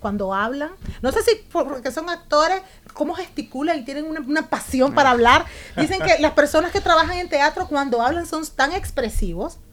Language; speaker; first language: Spanish; native; Spanish